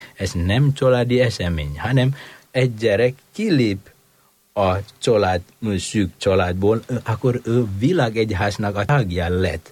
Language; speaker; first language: Hungarian; non-native, fluent; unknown